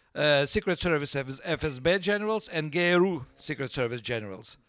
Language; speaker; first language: English; non-native, fluent; Russian